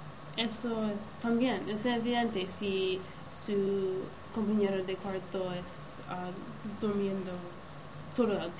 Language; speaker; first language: Spanish; non-native, learner; English